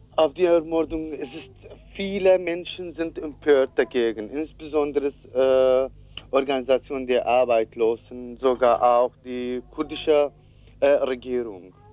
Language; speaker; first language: German; non-native, learner; Kurdish